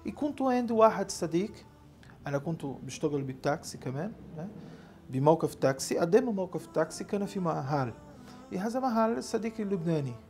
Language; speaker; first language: Arabic; non-native, learner; Portuguese